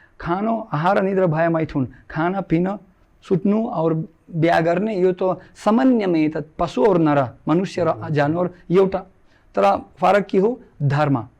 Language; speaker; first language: Nepali; non-native, fluent; Russian